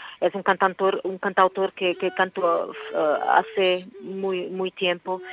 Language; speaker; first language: Spanish; non-native, learner; Portuguese